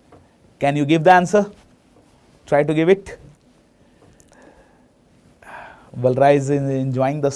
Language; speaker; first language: English; non-native, local second language; Hindi